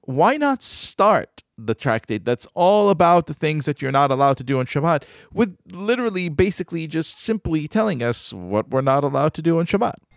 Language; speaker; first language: English; native; English